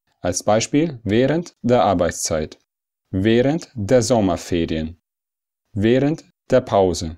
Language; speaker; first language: German; early bilingual, other home language; Italian